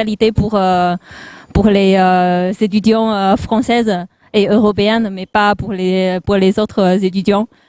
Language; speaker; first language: French; non-native, fluent; Chinese